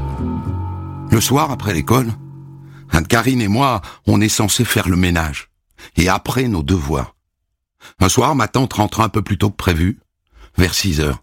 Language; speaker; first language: French; native; French